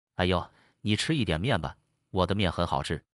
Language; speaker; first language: Chinese; non-native, learner; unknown